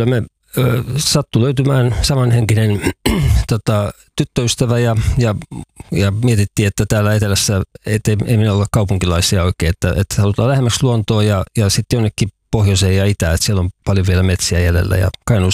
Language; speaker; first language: Finnish; native; Finnish